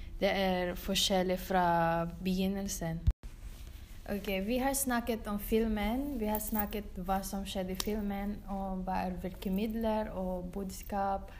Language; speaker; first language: Norwegian; non-native, learner; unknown